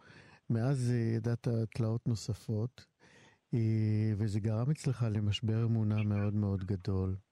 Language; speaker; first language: Hebrew; native; Hebrew